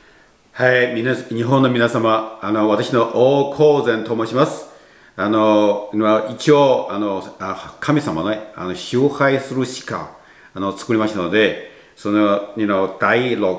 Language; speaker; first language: Japanese; non-native, learner; Chinese